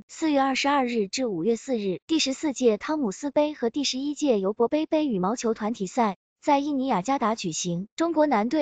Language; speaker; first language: Chinese; native; Chinese